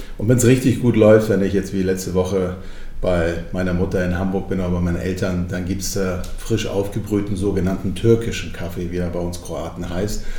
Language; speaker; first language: German; early bilingual, other home language; Croatian